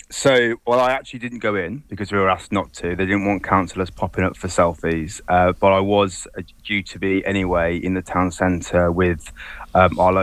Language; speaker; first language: English; native; English